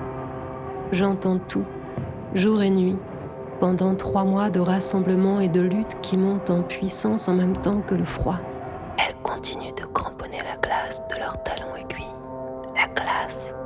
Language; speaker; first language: French; native; French